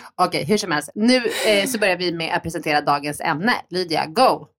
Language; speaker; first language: Swedish; native; Swedish